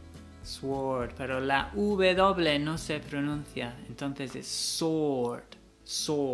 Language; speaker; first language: Spanish; non-native, fluent; English